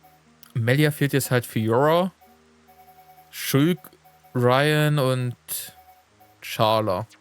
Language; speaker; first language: German; native; German